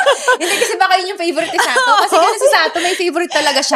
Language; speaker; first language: Filipino; native; Filipino